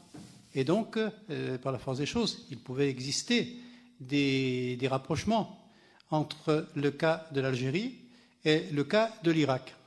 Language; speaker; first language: French; native; French